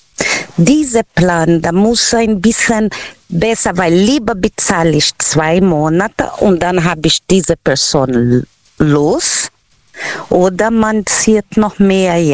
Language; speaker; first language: German; non-native, learner; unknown